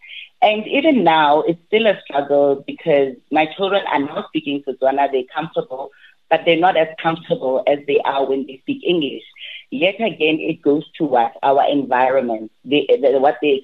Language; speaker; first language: English; non-native, local second language; Tswana